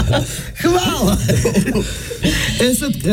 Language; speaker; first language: Serbian; native; Serbian